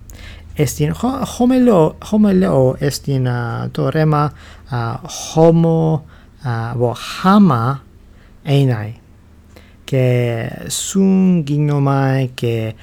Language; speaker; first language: Greek; non-native, learner; English